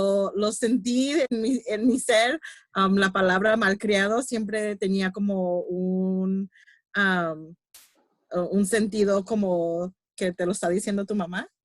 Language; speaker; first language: Spanish; early bilingual, heritage; Spanish